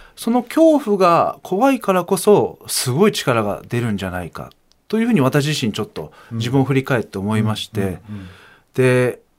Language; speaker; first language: Japanese; native; Japanese